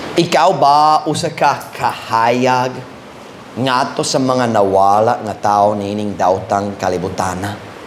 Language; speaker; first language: Cebuano; non-native, fluent; English